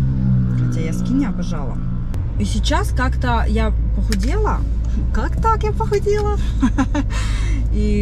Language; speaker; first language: Russian; native; Russian